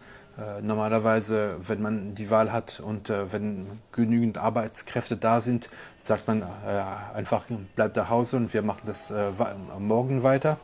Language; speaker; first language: German; non-native, local second language; French